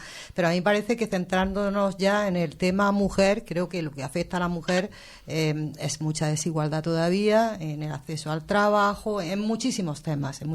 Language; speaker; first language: Spanish; native; Spanish